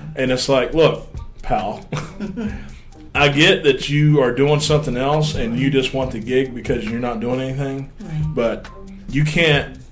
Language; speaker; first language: English; native; English